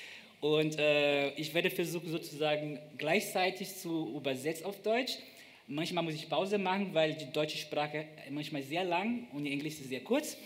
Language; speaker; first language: German; non-native, fluent; Portuguese